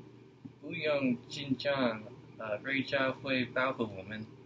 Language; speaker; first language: Chinese; non-native, learner; English